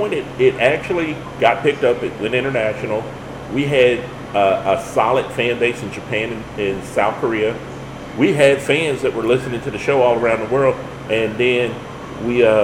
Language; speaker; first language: English; native; English